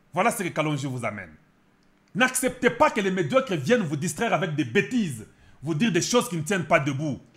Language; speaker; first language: French; non-native, local second language; Lingala